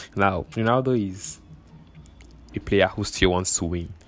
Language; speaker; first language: English; non-native, local second language; Igbo